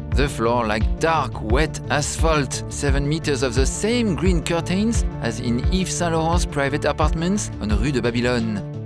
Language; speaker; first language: English; non-native, fluent; French